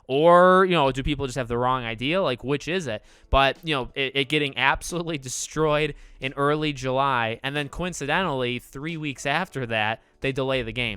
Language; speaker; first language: English; native; English